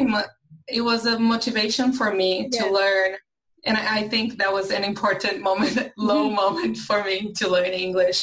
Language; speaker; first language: English; non-native, fluent; Portuguese